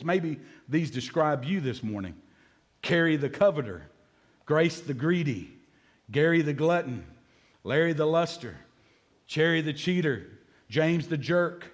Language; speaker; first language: English; native; English